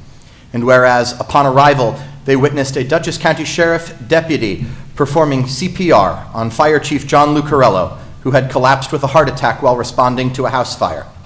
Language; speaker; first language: English; native; English